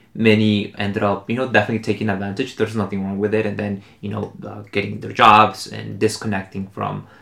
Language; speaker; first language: English; early bilingual, other home language; Spanish